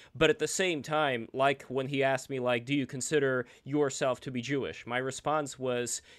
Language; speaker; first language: English; early bilingual, other home language; Russian